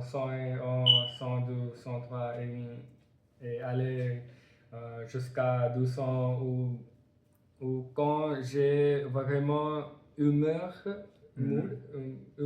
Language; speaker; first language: French; non-native, learner; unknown